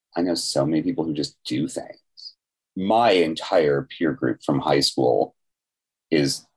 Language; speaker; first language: English; native; English